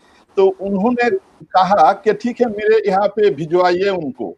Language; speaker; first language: Urdu; non-native, local second language; Bangla